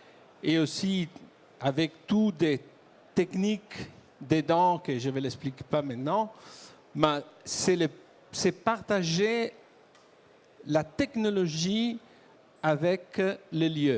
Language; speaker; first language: French; non-native, learner; Italian